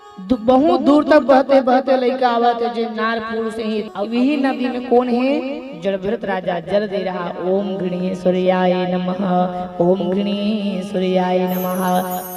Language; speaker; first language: Hindi; non-native, local second language; Chhattisgarhi